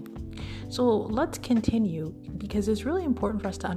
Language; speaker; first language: English; native; English